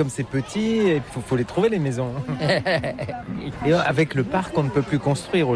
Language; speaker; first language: French; native; French